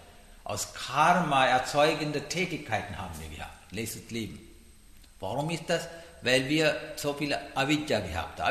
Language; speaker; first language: German; non-native, learner; Sinhala